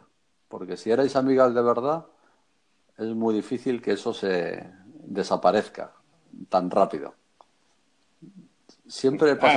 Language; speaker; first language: Spanish; native; Spanish